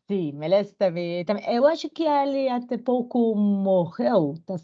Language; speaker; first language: Portuguese; non-native, learner; Spanish